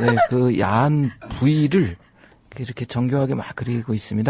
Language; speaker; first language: Korean; native; Korean